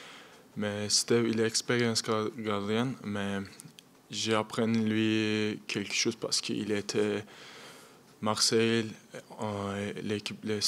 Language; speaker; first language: French; non-native, learner; Turkish